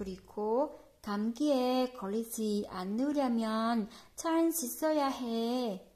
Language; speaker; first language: Korean; non-native, fluent; Vietnamese